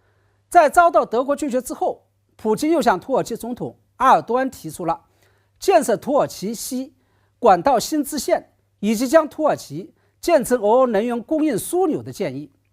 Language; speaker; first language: Chinese; native; Chinese